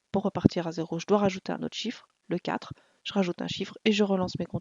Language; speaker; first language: French; native; French